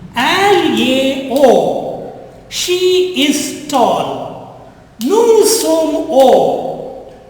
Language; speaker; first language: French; non-native, fluent; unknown